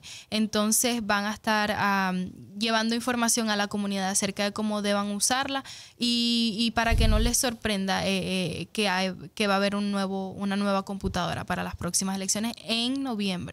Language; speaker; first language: Spanish; native; Spanish